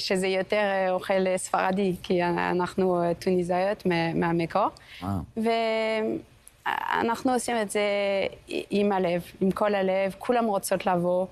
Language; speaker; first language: Hebrew; non-native, fluent; French